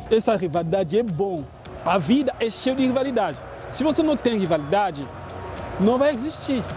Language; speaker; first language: Portuguese; non-native, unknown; Lingala